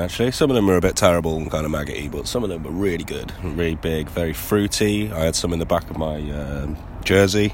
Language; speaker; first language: English; native; English